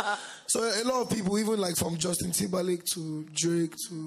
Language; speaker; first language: English; non-native, local second language; Yoruba